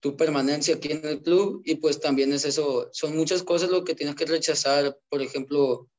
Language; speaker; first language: Spanish; native; Spanish